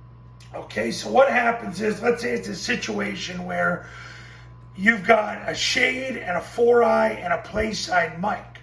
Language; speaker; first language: English; native; English